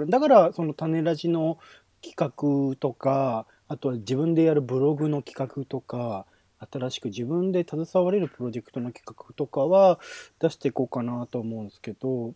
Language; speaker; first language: Japanese; native; Japanese